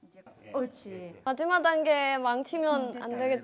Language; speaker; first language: Korean; non-native, fluent; Burmese